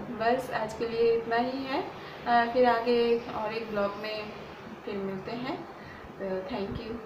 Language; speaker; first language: Hindi; non-native, local second language; Bangla